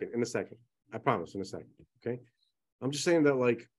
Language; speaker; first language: English; early bilingual, other home language; Russian